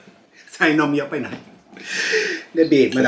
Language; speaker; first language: Thai; non-native, fluent; Japanese